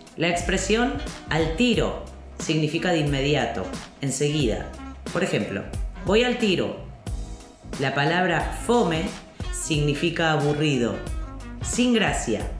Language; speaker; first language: Spanish; native; Spanish